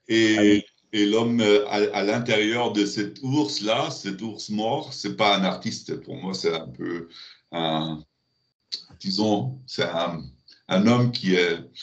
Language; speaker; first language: French; non-native, learner; German